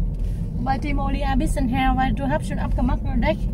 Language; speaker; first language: German; non-native, learner; Vietnamese